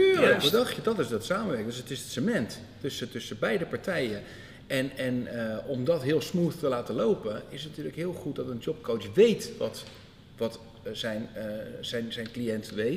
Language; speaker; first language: Dutch; native; Dutch